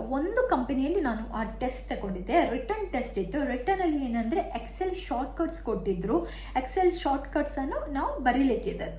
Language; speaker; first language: Kannada; non-native, local second language; Tulu